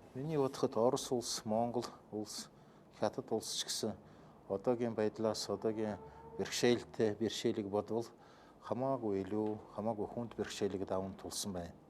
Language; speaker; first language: Mongolian; non-native, fluent; Russian